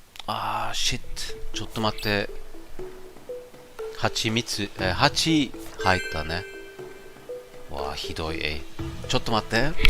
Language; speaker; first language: Japanese; non-native, learner; German